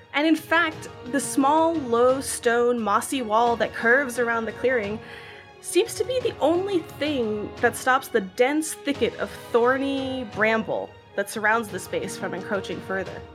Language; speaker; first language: English; non-native, fluent; Hebrew